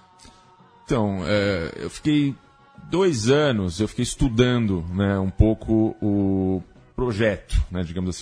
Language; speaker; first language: Portuguese; native; Portuguese